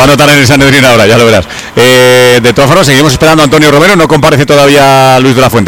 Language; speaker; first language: Spanish; native; Spanish